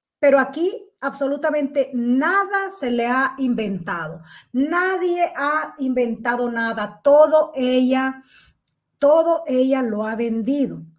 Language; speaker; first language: Spanish; native; Spanish